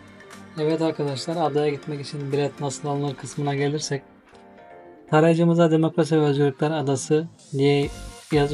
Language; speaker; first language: Turkish; native; Turkish